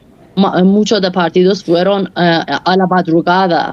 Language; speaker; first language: Spanish; non-native, local second language; Persian